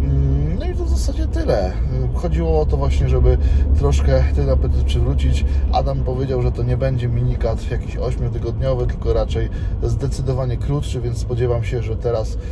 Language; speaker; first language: Polish; native; Polish